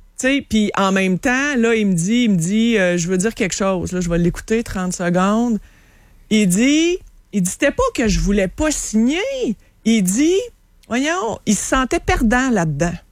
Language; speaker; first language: French; native; French